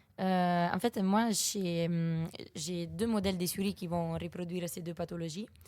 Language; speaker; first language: French; non-native, fluent; Italian